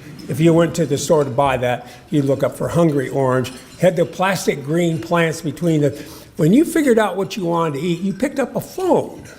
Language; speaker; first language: English; native; English